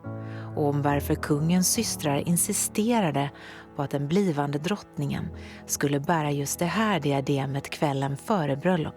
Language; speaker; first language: Swedish; native; Swedish